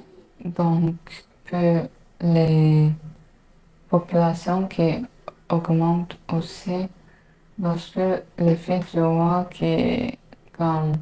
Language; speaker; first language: French; non-native, learner; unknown